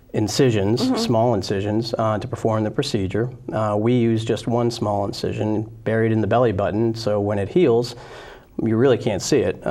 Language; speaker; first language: English; native; English